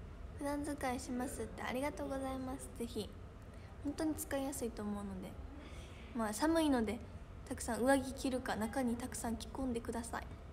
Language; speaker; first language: Japanese; native; Japanese